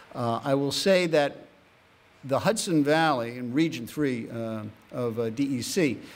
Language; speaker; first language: English; native; English